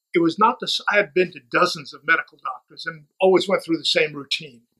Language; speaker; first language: English; native; English